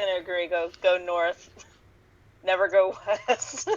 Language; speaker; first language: English; native; English